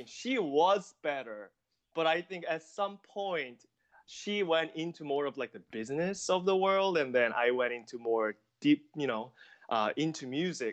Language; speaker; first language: English; non-native, fluent; Korean